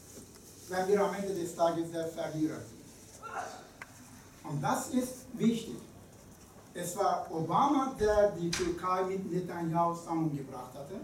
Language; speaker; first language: German; non-native, fluent; Turkish